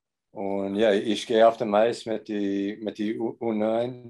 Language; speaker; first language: German; non-native, learner; English